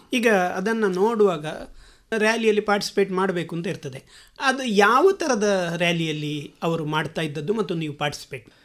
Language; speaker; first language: Kannada; native; Kannada